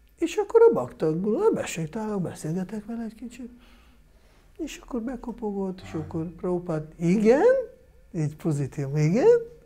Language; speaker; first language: Hungarian; non-native, fluent; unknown